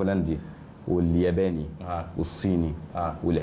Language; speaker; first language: Arabic; native; Arabic